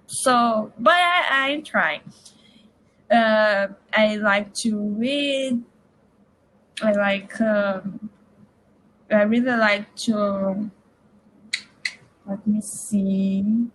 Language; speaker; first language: English; non-native, learner; Portuguese